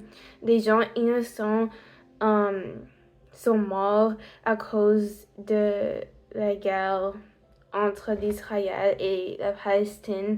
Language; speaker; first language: French; non-native, learner; English